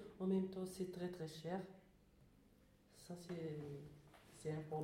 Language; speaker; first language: French; non-native, learner; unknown